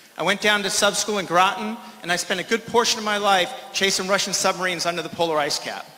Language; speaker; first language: English; native; English